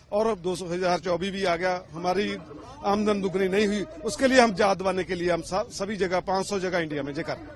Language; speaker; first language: Hindi; non-native, local second language; Punjabi